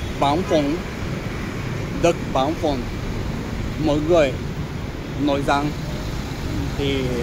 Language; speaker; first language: Vietnamese; non-native, learner; Japanese